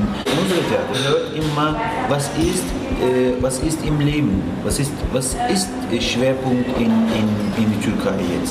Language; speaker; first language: German; non-native, fluent; Turkish